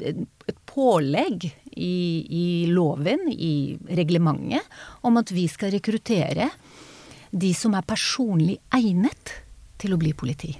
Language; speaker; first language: Norwegian; non-native, fluent; Hebrew